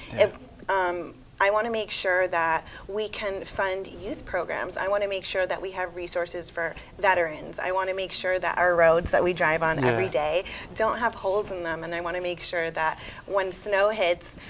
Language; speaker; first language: English; native; English